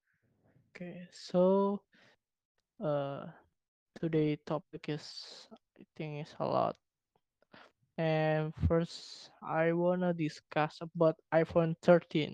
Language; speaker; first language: English; non-native, learner; Indonesian